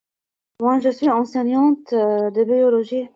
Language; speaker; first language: French; non-native, learner; Arabic